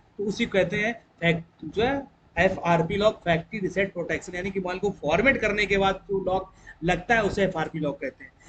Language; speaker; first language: Hindi; native; Hindi